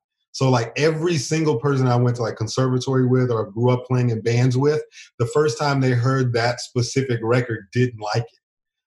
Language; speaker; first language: English; native; English